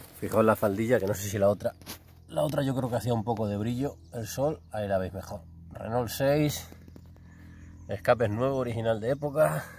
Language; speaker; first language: Spanish; native; Spanish